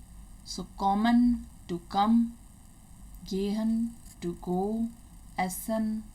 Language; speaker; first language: German; non-native, fluent; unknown